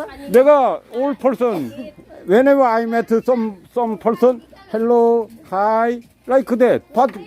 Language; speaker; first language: English; non-native, learner; Korean